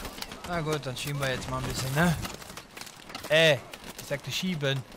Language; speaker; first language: German; native; German